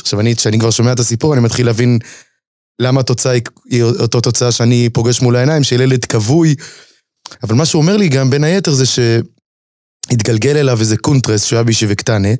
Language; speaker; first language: Hebrew; native; Hebrew